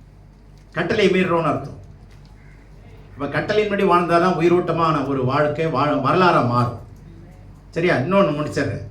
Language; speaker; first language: Tamil; native; Tamil